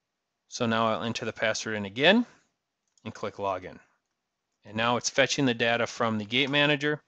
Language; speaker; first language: English; native; English